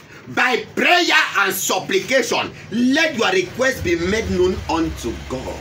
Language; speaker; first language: English; native; English